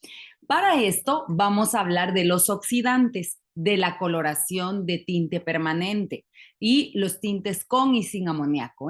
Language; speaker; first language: Spanish; native; Spanish